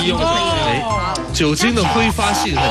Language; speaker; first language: Chinese; native; Chinese